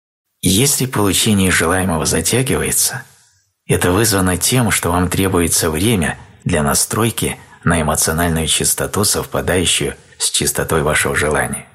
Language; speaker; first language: Russian; native; Russian